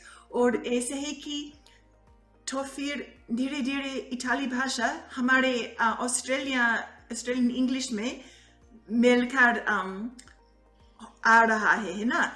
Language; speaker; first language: Hindi; non-native, fluent; Italian